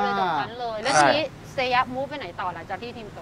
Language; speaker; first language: Thai; native; Thai